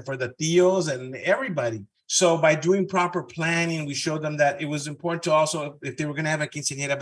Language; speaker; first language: English; early bilingual, other home language; Spanish